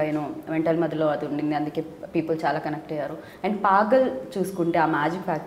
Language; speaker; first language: Telugu; native; Telugu